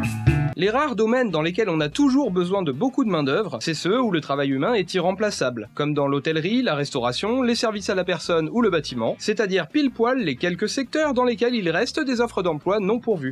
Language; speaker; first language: French; native; French